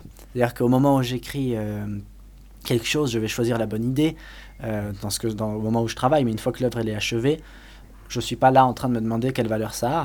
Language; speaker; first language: French; native; French